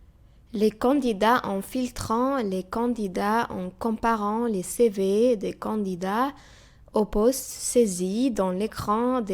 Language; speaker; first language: French; non-native, fluent; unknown